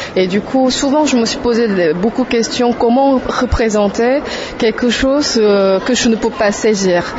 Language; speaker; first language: French; non-native, fluent; Korean